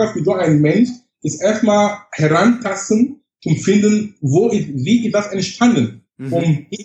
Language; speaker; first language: German; non-native, fluent; English